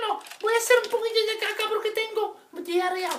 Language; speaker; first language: Spanish; native; Spanish